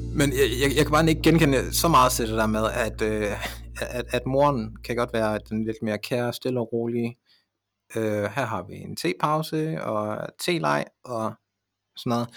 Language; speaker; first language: Danish; early bilingual, other home language; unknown